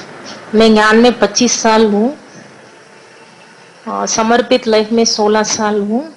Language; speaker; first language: Hindi; non-native, local second language; Tamil